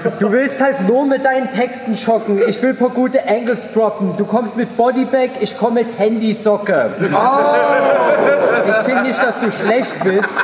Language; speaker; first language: German; native; German